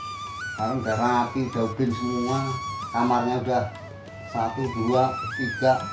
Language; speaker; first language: Indonesian; non-native, local second language; Javanese